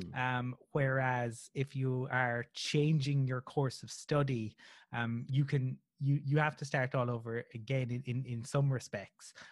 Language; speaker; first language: English; native; English